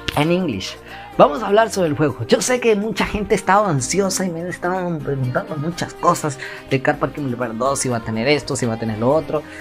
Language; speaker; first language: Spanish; native; Spanish